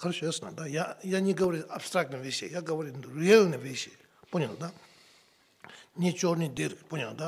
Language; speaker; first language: Russian; non-native, learner; Tibetan